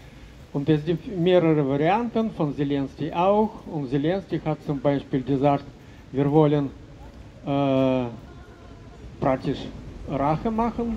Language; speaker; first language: German; non-native, learner; Russian